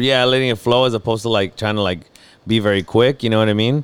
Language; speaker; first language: English; native; English